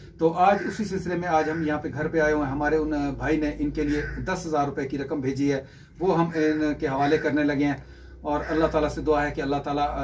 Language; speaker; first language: Urdu; non-native, local second language; Punjabi